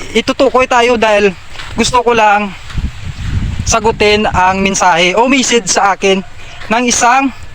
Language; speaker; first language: Filipino; non-native, local second language; Hiligaynon